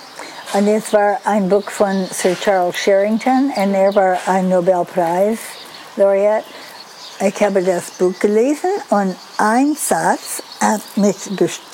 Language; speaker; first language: German; non-native, fluent; English